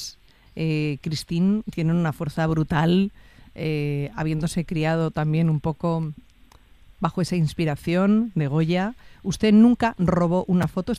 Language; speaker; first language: Spanish; native; Spanish